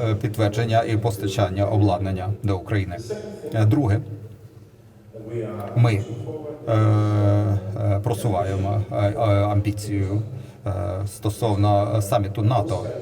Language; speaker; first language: Ukrainian; non-native, learner; Lithuanian